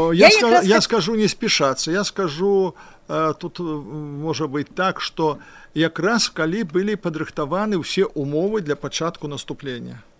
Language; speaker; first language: Belarusian; non-native, local second language; Russian